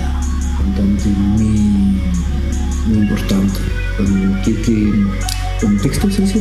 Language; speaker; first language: Spanish; non-native, learner; French